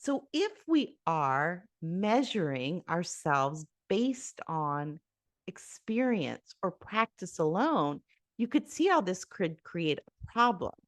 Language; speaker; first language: English; native; English